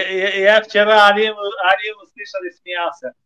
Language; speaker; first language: Russian; non-native, fluent; Armenian